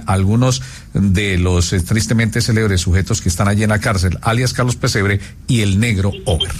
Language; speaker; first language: Spanish; native; Spanish